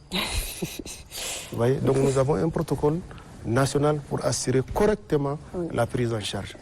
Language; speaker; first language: French; non-native, local second language; Arabic